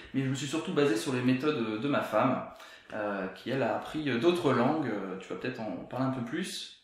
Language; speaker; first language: French; native; French